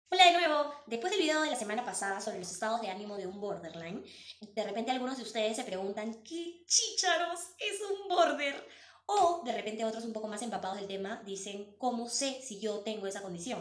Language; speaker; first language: Spanish; native; Spanish